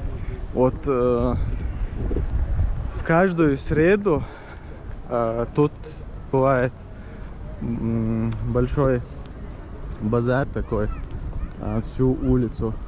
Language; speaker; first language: Russian; non-native, local second language; Chechen